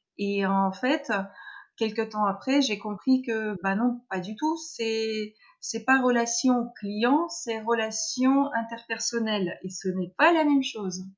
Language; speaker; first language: French; non-native, fluent; Russian